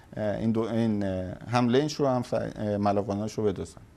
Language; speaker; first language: Persian; native; Persian